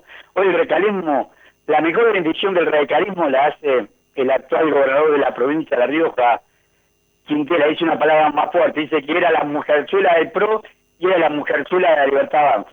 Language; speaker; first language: Spanish; native; Spanish